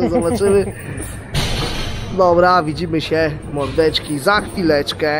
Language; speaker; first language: Polish; native; Polish